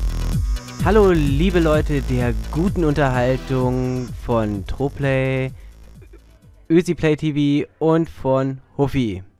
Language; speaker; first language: German; native; German